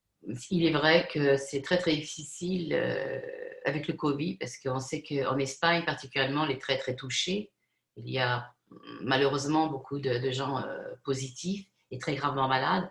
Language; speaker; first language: French; non-native, fluent; Spanish